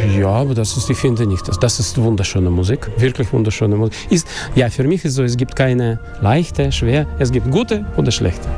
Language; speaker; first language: German; non-native, learner; Russian